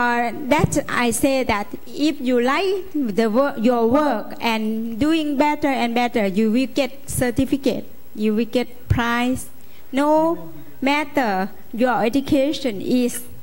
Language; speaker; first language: English; non-native, learner; Lao